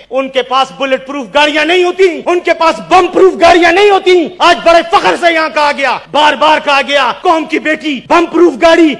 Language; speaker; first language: Urdu; non-native, local second language; Pashto